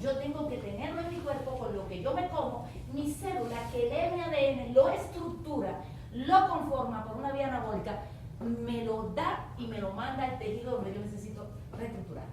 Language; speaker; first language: Spanish; native; Spanish